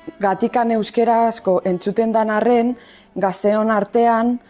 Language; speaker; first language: Basque; native; Basque